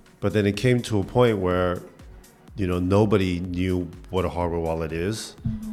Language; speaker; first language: English; early bilingual, other home language; Chinese